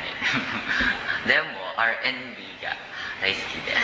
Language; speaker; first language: Japanese; non-native, learner; Cebuano